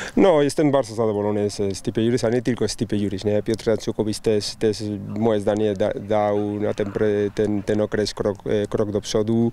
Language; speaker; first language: Polish; non-native, learner; Spanish